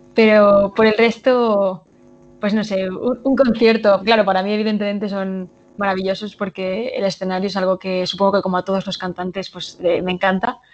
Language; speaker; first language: Spanish; native; Spanish